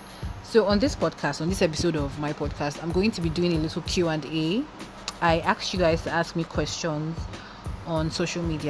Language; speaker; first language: English; non-native, local second language; Igbo